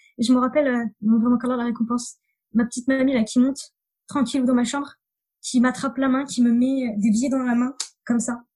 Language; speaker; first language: French; native; French